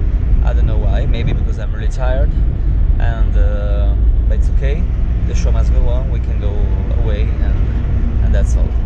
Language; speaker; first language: English; non-native, learner; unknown